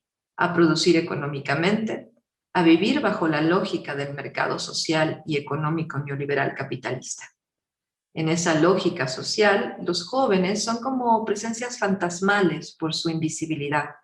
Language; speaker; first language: Spanish; native; Spanish